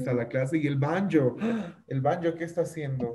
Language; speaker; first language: Spanish; native; Spanish